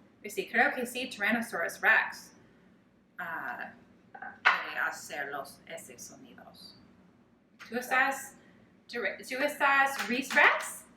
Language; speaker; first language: Spanish; non-native, learner; English